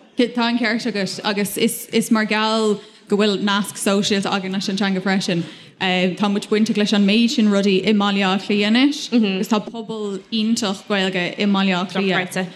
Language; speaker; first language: Irish; non-native, local second language; English